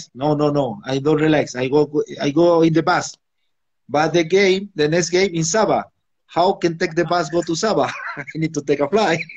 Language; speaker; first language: English; non-native, learner; Spanish